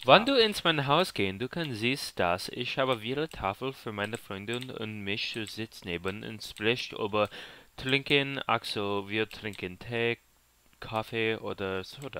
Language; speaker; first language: German; non-native, learner; English